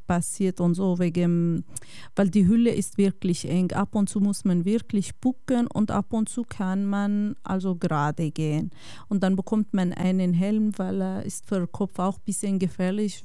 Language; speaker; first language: German; non-native, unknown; Kurdish